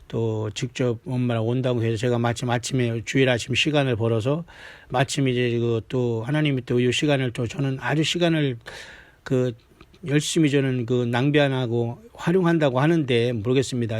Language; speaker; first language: Korean; native; Korean